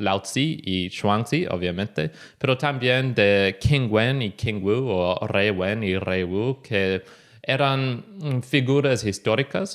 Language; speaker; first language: Spanish; non-native, fluent; English